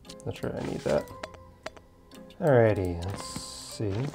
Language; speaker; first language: English; native; English